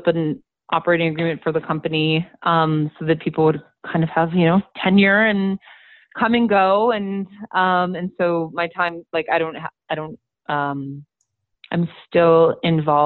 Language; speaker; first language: English; native; English